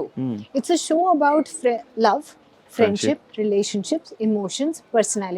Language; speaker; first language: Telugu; non-native, local second language; Hindi